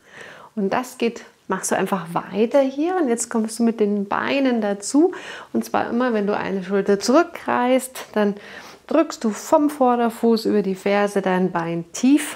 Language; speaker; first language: German; native; German